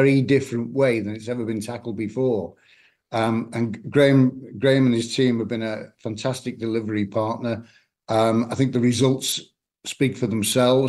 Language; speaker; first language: English; native; English